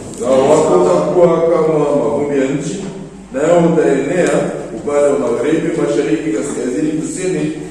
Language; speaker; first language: Swahili; native; Swahili